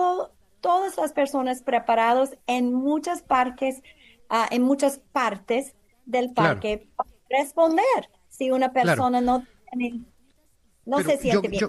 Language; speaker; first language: Spanish; non-native, fluent; English